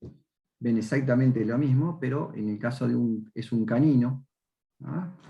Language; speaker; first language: Spanish; native; Spanish